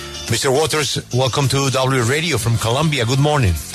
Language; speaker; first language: English; non-native, learner; Spanish